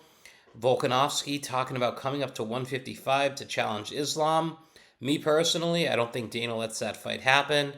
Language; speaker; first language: English; native; English